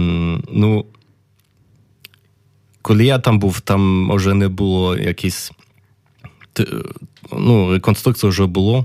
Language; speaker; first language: Ukrainian; non-native, learner; German